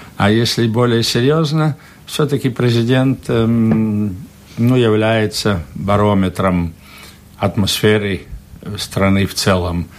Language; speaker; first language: Russian; non-native, local second language; Latvian